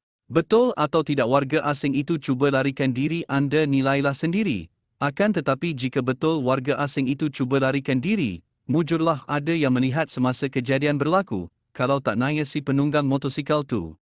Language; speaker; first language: Malay; native; Malay